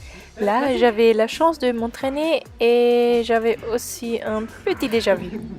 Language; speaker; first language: French; non-native, local second language; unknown